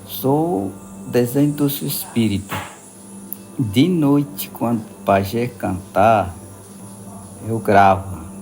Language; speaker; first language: Portuguese; non-native, local second language; Yanomámi